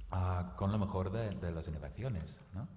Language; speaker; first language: Spanish; non-native, local second language; Catalan